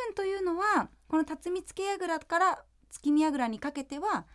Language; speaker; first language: Japanese; native; Japanese